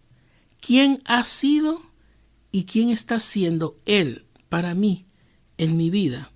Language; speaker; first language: Spanish; native; Spanish